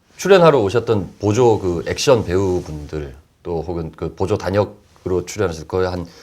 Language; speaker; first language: Korean; native; Korean